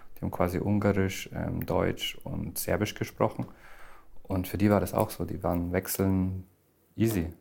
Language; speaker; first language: German; native; German